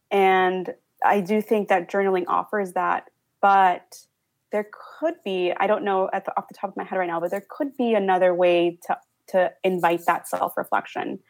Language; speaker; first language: English; early bilingual, other home language; Spanish